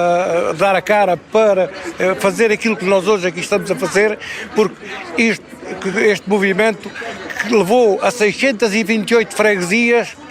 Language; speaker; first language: Portuguese; native; Portuguese